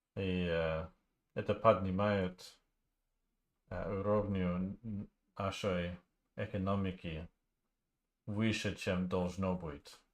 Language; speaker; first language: Russian; non-native, learner; English